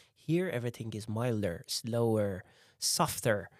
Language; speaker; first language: English; non-native, fluent; Persian